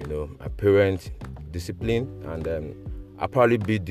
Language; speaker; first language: English; non-native, local second language; Yoruba